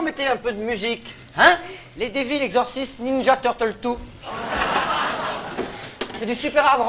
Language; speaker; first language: French; native; French